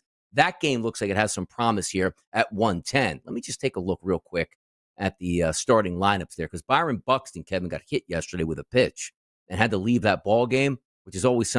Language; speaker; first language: English; native; English